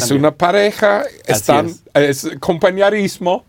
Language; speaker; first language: Spanish; non-native, fluent; English